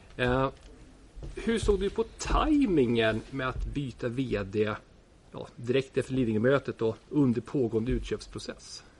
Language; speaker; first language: Swedish; native; Swedish